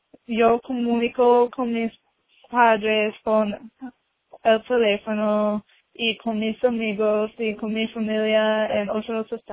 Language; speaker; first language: Spanish; non-native, learner; English